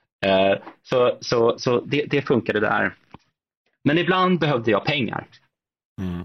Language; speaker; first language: Swedish; native; Swedish